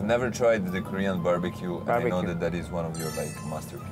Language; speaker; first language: English; non-native, fluent; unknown